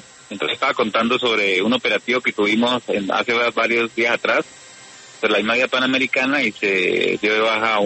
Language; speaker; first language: Spanish; native; Spanish